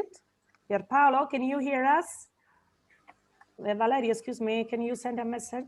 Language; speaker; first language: English; non-native, fluent; Italian